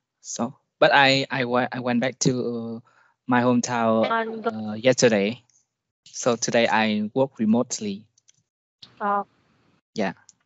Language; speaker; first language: English; non-native, learner; Vietnamese